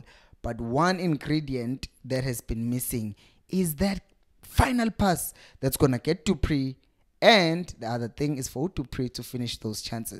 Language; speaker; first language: English; non-native, local second language; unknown